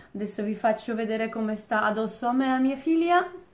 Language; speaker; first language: Italian; non-native, fluent; Polish